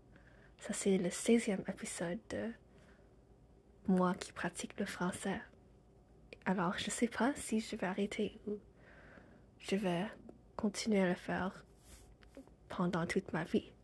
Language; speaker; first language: French; non-native, fluent; English